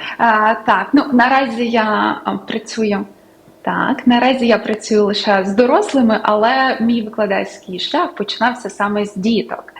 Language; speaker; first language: Ukrainian; native; Ukrainian